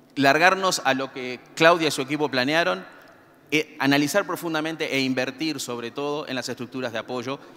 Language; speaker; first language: Spanish; native; Spanish